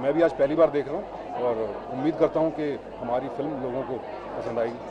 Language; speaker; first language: Hindi; native; Hindi